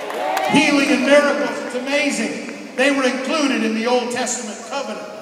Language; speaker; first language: English; native; English